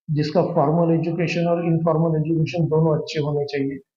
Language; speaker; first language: Hindi; non-native, local second language; Marathi